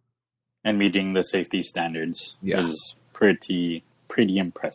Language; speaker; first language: English; native; English